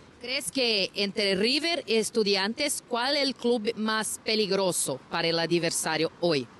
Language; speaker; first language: Spanish; non-native, learner; Portuguese